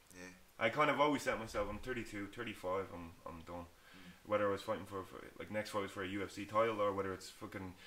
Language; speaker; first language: English; native; English